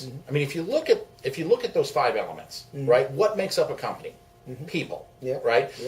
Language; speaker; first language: English; native; English